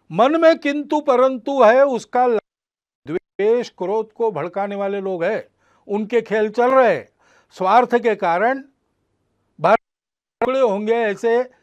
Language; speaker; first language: Hindi; non-native, local second language; Marathi